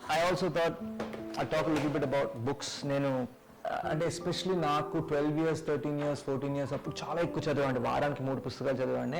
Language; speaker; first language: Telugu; early bilingual, heritage; Telugu